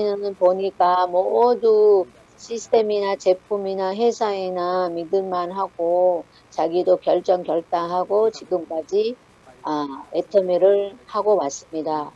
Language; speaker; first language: Korean; non-native, learner; Thai